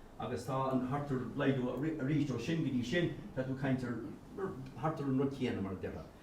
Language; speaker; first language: Irish; non-native, local second language; English